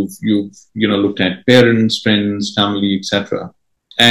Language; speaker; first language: English; non-native, local second language; Marathi